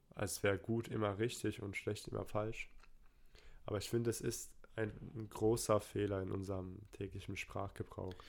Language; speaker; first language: German; early bilingual, other home language; Turkish